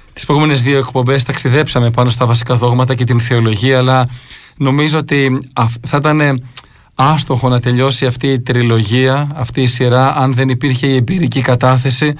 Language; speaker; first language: Greek; native; Greek